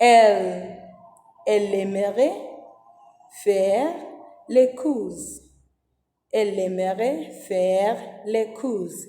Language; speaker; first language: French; non-native, fluent; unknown